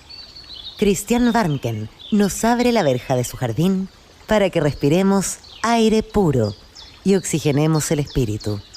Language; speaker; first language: Spanish; native; Spanish